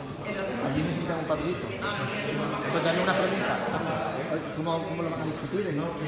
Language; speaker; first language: Spanish; native; Spanish